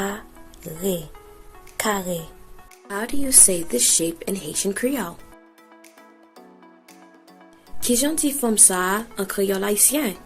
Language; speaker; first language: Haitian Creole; early bilingual, heritage; Haitian Creole